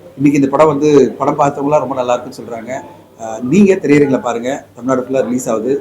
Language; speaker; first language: Tamil; native; Tamil